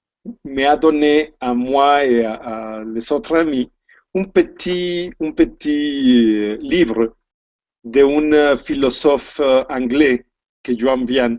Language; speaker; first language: French; non-native, learner; Spanish